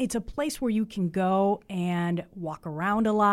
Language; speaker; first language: English; early bilingual, other home language; Spanish